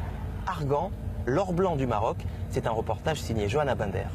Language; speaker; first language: French; native; French